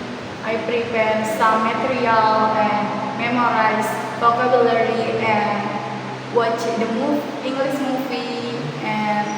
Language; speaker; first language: English; non-native, learner; Indonesian